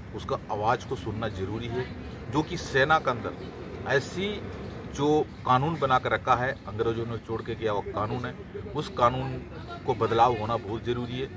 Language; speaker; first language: Hindi; non-native, local second language; Malayalam